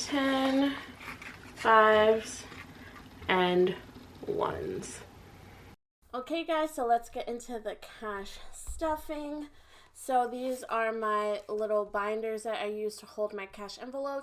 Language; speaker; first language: English; native; English